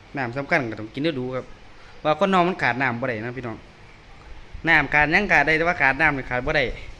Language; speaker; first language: Thai; native; Thai